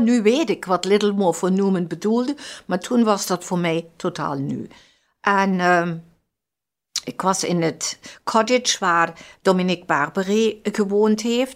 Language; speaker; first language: Dutch; non-native, fluent; English